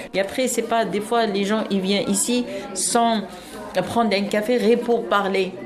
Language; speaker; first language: French; non-native, local second language; Arabic